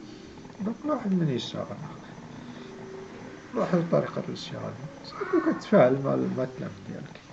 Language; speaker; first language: Arabic; native; Arabic